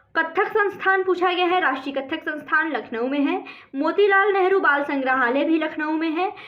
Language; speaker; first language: Hindi; native; Hindi